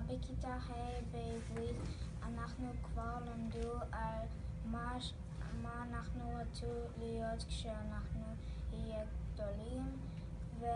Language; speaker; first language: Hebrew; non-native, learner; English